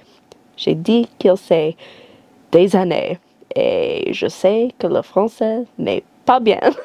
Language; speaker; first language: French; non-native, learner; English